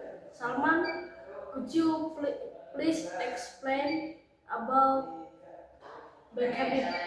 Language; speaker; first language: English; non-native, learner; Indonesian